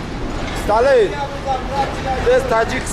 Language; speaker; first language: Russian; non-native, local second language; Tajik